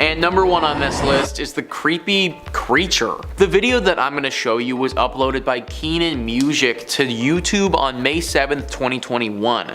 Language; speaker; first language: English; native; English